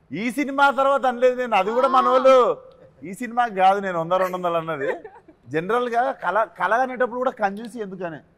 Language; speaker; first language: Telugu; native; Telugu